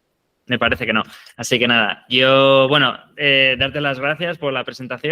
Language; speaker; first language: Spanish; native; Spanish